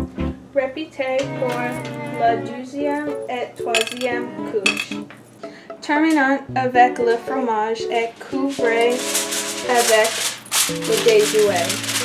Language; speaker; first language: French; non-native, learner; English